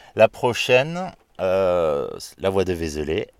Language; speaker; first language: French; native; French